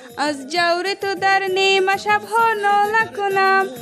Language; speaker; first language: English; non-native, learner; Persian